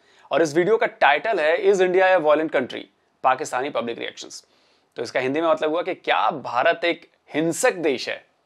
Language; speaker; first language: Hindi; native; Hindi